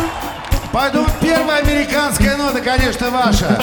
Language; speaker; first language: Russian; native; Russian